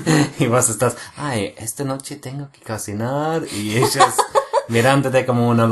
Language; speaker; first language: Spanish; non-native, fluent; English